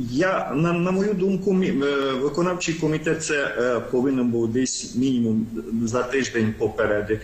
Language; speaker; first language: Ukrainian; non-native, local second language; Hungarian